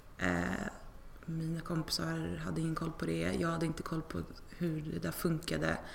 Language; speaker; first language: Swedish; native; Swedish